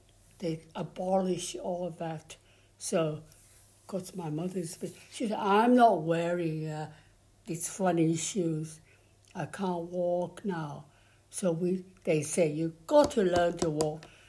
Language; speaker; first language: English; non-native, fluent; Chinese